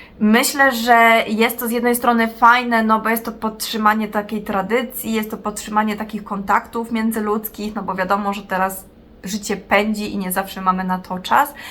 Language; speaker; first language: Polish; native; Polish